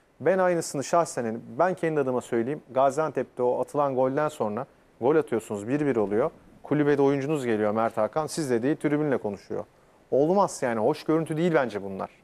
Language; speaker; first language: Turkish; native; Turkish